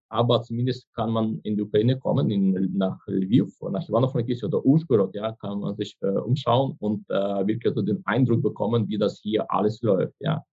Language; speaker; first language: German; non-native, fluent; Ukrainian